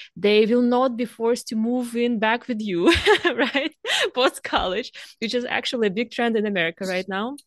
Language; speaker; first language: English; non-native, fluent; Russian